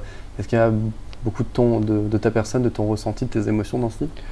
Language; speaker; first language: French; native; French